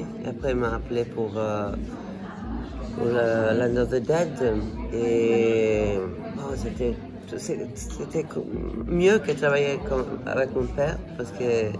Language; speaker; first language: French; non-native, fluent; Italian